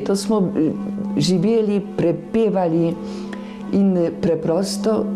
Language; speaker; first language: Slovenian; non-native, fluent; Polish